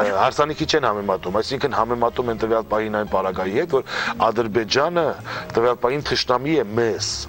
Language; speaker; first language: Armenian; native; Armenian